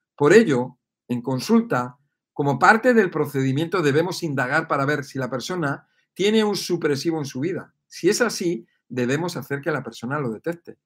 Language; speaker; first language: Spanish; native; Spanish